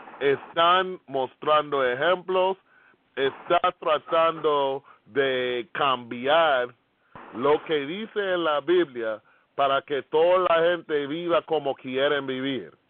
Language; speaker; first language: Spanish; non-native, fluent; English